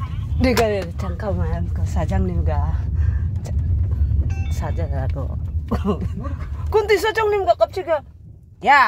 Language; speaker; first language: Korean; non-native, learner; Filipino